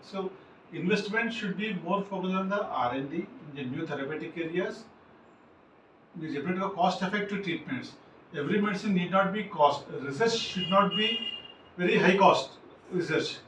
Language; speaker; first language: English; non-native, local second language; Telugu